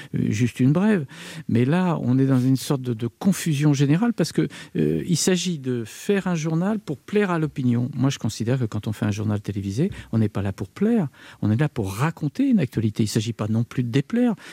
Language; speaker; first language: French; native; French